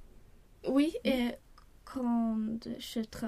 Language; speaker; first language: French; non-native, learner; Swedish